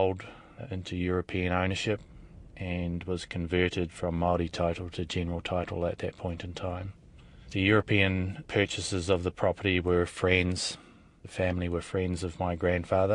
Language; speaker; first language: English; native; English